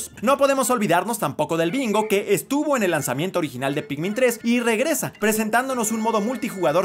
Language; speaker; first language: Spanish; native; Spanish